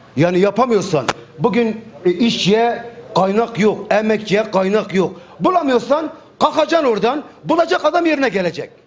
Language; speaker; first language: Turkish; native; Turkish